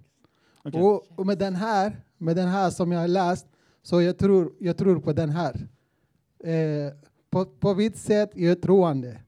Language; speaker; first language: Swedish; non-native, learner; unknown